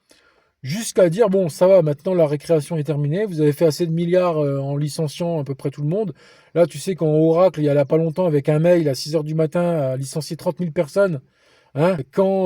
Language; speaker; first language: French; native; French